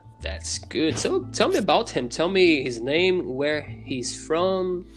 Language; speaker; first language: English; non-native, fluent; Portuguese